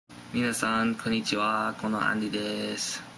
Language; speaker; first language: Japanese; non-native, learner; English